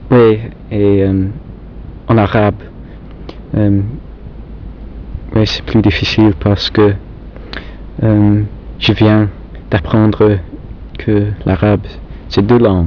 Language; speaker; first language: French; non-native, fluent; English